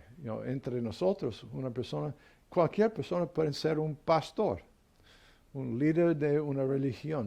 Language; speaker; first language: Spanish; non-native, fluent; English